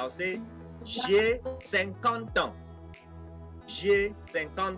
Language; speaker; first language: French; non-native, fluent; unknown